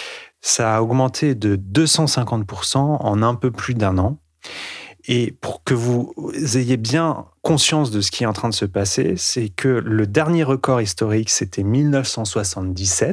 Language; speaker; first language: French; native; French